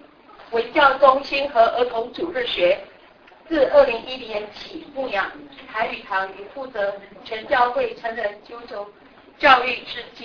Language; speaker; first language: Chinese; native; Chinese